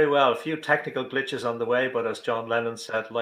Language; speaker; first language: English; native; English